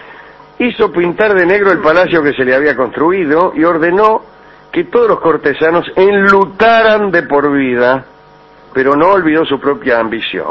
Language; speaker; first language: Spanish; native; Spanish